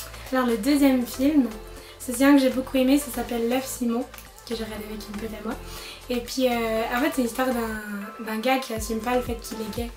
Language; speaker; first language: French; native; French